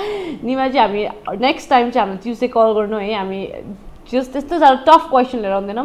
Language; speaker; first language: Nepali; native; Nepali